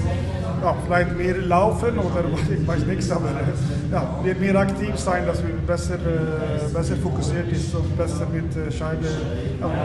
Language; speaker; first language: German; non-native, fluent; Swedish